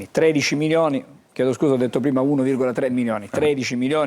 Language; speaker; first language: Italian; native; Italian